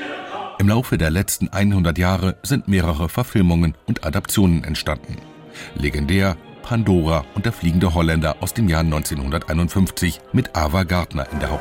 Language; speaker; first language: German; native; German